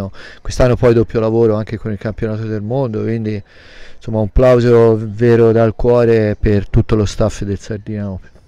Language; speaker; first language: Italian; native; Italian